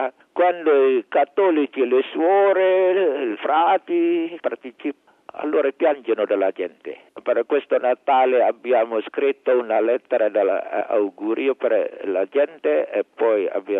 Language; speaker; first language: Italian; non-native, learner; Indonesian